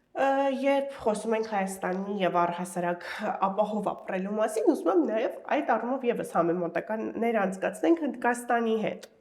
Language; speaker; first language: Armenian; native; Armenian